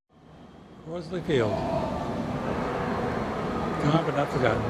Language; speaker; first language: English; native; English